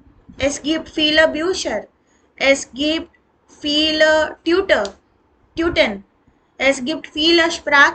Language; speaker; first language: German; non-native, learner; Hindi